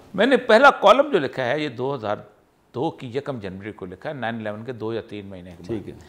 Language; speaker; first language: Urdu; non-native, local second language; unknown